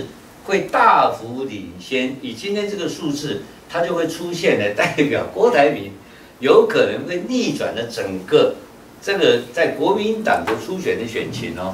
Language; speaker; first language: Chinese; native; Chinese